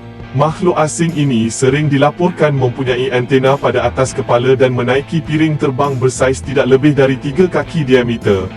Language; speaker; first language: Malay; native; Malay